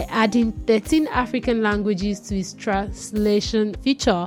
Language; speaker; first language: English; non-native, local second language; Yoruba